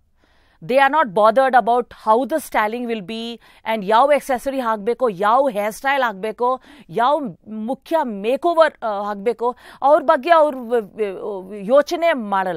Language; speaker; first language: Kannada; non-native, local second language; Hindi